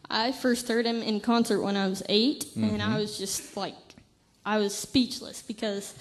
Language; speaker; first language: English; native; English